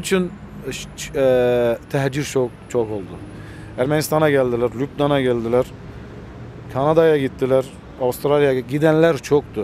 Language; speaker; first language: Turkish; non-native, fluent; Armenian